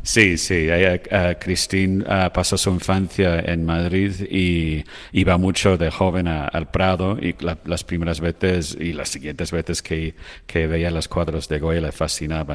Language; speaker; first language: Spanish; non-native, fluent; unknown